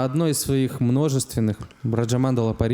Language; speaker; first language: Russian; native; Russian